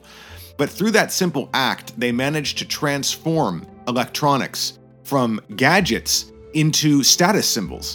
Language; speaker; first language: English; native; English